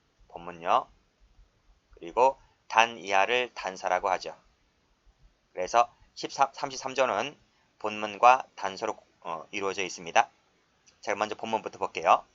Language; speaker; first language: Korean; native; Korean